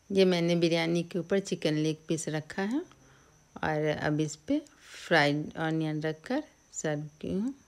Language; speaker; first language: Hindi; native; Hindi